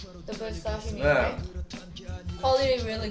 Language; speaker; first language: English; non-native, learner; Korean